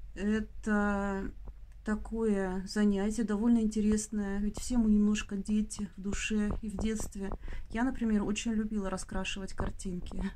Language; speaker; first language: Russian; native; Russian